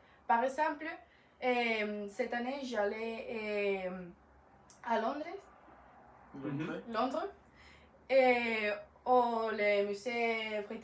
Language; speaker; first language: French; non-native, learner; Spanish